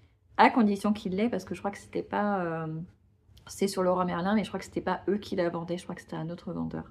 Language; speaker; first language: French; native; French